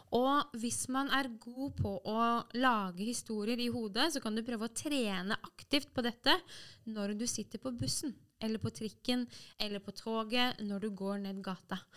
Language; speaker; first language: Norwegian; native; Norwegian